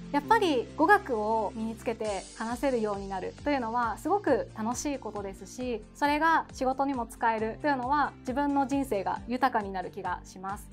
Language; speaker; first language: Japanese; native; Japanese